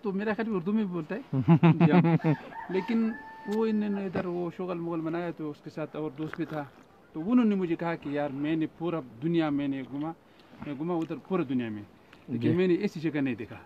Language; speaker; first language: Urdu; non-native, local second language; Pashto